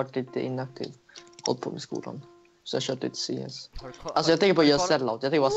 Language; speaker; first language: Swedish; native; Swedish